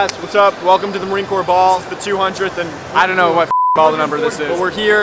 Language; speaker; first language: English; native; English